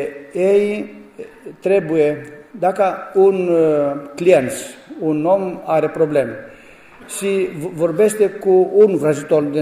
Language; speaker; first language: Romanian; non-native, learner; Greek